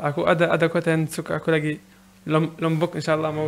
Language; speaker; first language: Indonesian; non-native, learner; Arabic